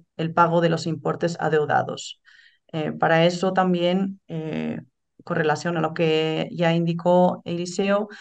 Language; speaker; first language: Spanish; non-native, fluent; Dutch